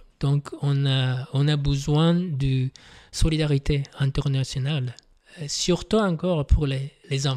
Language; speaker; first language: French; non-native, fluent; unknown